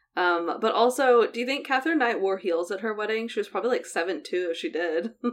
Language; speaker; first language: English; native; English